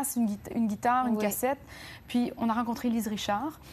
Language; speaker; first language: French; native; French